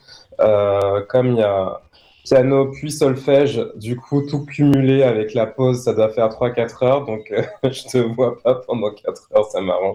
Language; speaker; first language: French; native; French